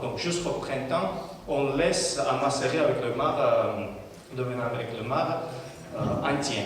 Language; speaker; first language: French; non-native, fluent; Georgian